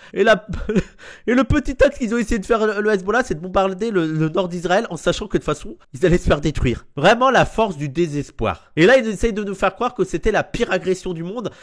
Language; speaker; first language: French; native; French